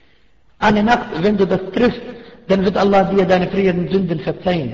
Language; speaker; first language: German; non-native, fluent; Arabic